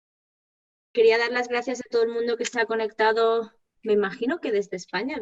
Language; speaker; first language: Spanish; native; Spanish